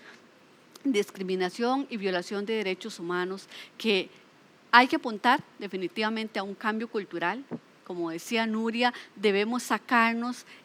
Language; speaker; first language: Spanish; native; Spanish